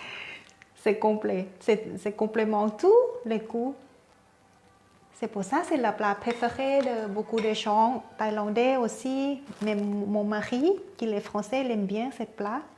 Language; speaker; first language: French; non-native, learner; Thai